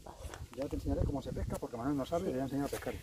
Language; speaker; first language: Spanish; native; Spanish